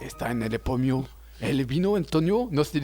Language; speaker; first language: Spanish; non-native, learner; French